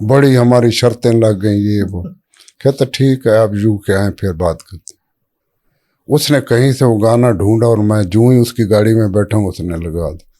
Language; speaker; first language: Urdu; non-native, local second language; Saraiki